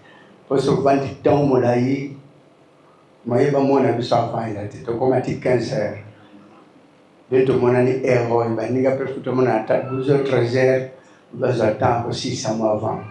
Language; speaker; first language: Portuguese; non-native, learner; Lingala